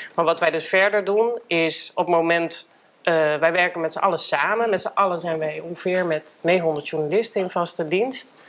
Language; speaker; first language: Dutch; native; Dutch